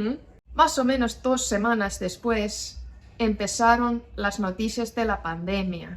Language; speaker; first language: Spanish; non-native, fluent; Estonian